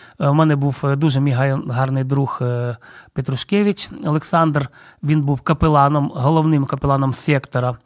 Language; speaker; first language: Ukrainian; non-native, local second language; Russian